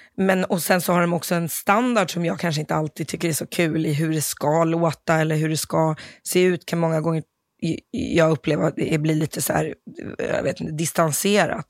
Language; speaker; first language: Swedish; early bilingual, other home language; English